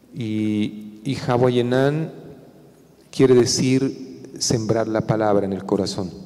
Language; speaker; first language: Spanish; non-native, local second language; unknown